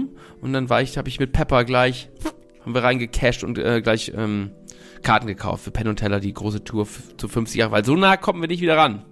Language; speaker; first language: German; native; German